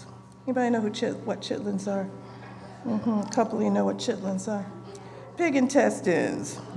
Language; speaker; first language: English; native; English